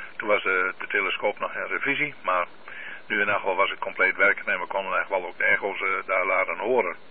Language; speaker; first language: Dutch; native; Dutch